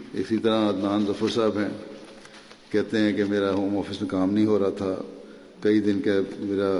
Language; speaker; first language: Urdu; native; Urdu